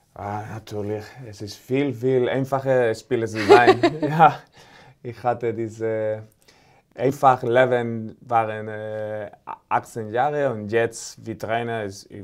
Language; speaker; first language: German; non-native, fluent; Spanish